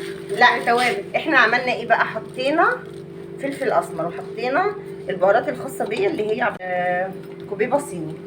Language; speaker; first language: Arabic; native; Arabic